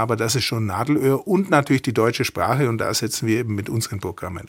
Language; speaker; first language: German; native; German